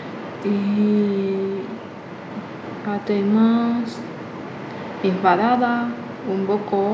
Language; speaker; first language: Spanish; non-native, fluent; Chinese